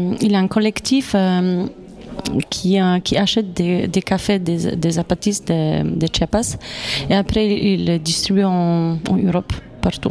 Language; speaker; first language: French; non-native, fluent; Polish